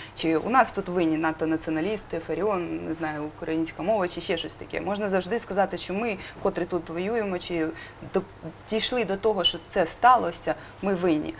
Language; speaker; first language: Ukrainian; native; Ukrainian